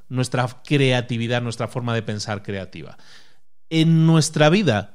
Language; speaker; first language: Spanish; native; Spanish